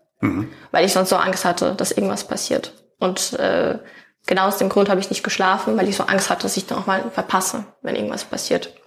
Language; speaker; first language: German; non-native, fluent; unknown